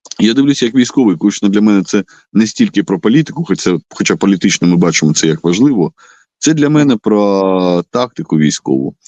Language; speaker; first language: Ukrainian; non-native, local second language; Russian